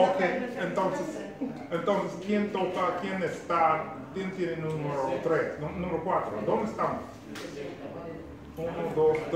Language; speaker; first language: Spanish; non-native, fluent; English